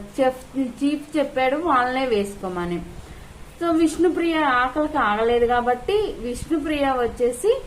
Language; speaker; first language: Telugu; native; Telugu